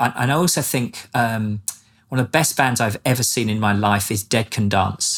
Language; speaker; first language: English; native; English